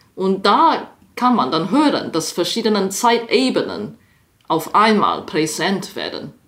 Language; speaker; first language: German; non-native, fluent; Chinese